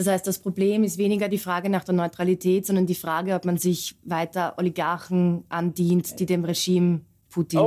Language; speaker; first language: German; native; German